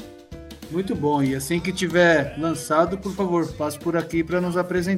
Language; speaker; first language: Portuguese; native; Portuguese